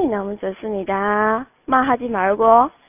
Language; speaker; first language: Korean; non-native, fluent; Chinese